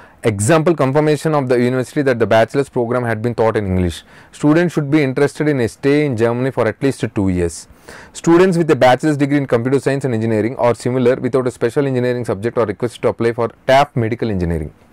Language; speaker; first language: English; non-native, local second language; Telugu